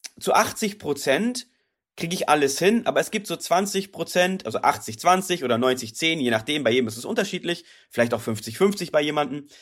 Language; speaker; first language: German; native; German